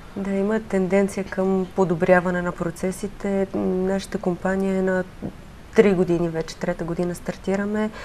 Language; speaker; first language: Bulgarian; native; Bulgarian